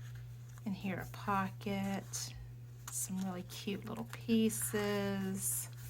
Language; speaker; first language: English; native; English